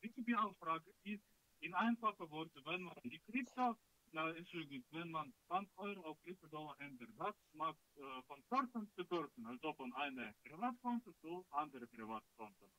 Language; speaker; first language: German; non-native, learner; Russian